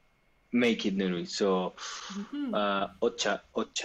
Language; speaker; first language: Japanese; non-native, learner; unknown